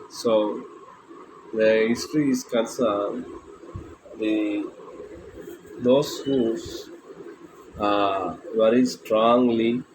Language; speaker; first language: English; non-native, local second language; Tamil